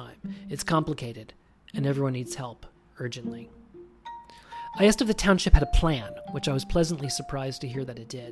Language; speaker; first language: English; native; English